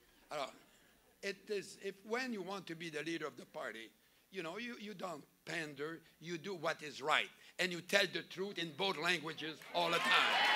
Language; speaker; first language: English; non-native, fluent; French